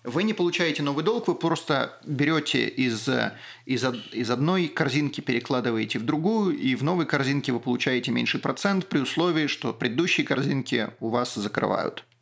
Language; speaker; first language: Russian; native; Russian